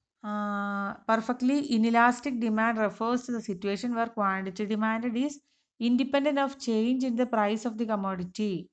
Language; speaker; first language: English; non-native, local second language; Malayalam